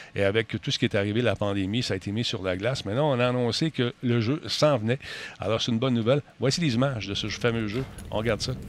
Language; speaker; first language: French; native; French